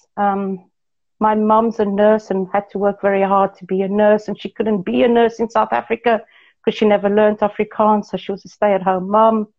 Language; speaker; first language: English; non-native, local second language; Portuguese